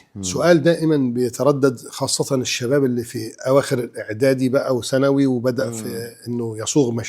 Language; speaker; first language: Arabic; native; Arabic